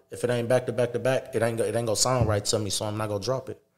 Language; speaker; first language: English; native; English